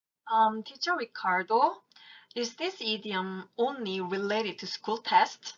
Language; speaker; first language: English; non-native, fluent; Korean